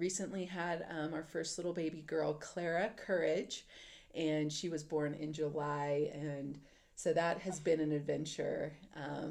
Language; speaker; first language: English; native; English